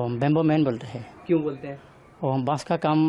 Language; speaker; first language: Hindi; non-native, local second language; Assamese